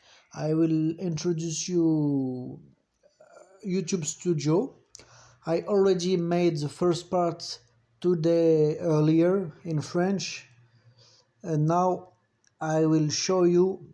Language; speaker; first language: English; non-native, fluent; French